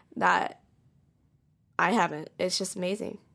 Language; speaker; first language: English; native; English